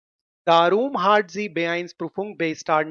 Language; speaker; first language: German; non-native, fluent; Hindi